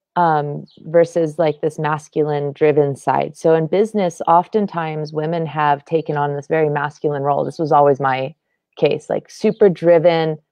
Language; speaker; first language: English; native; English